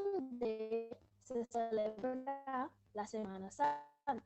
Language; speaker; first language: Spanish; non-native, learner; English